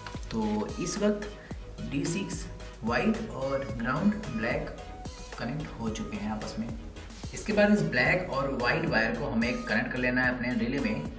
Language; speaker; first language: Hindi; native; Hindi